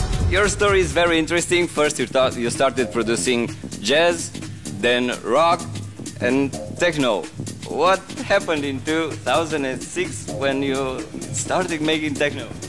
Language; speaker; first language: English; non-native, fluent; Romanian